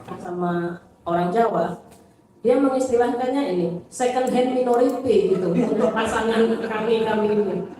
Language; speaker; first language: Indonesian; native; Indonesian